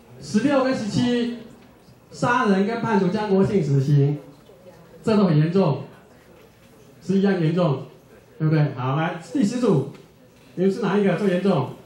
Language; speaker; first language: Chinese; native; Chinese